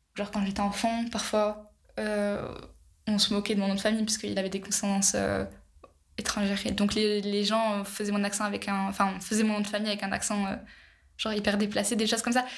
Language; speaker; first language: French; native; French